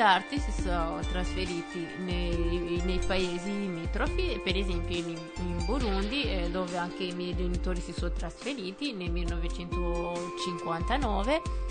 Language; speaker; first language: Italian; non-native, fluent; Kinyarwanda